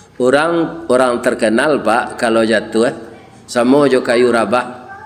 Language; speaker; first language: Malay; non-native, local second language; Minangkabau